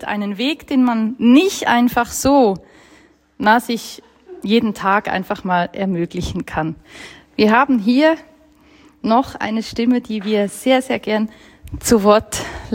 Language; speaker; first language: German; native; German